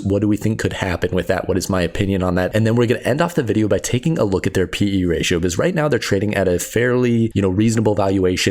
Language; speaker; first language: English; native; English